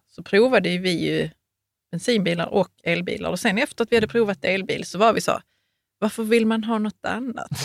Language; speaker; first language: Swedish; native; Swedish